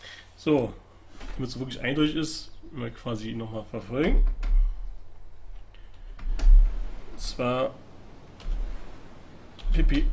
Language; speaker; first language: German; native; German